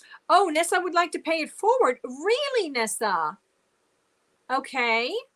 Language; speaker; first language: English; early bilingual, other home language; German